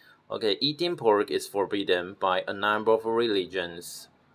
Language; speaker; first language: English; non-native, fluent; Chinese